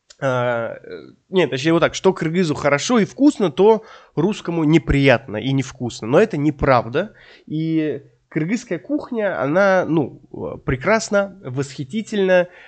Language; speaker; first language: Russian; native; Russian